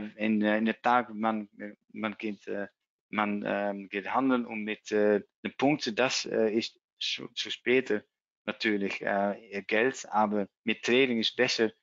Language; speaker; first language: German; non-native, learner; Dutch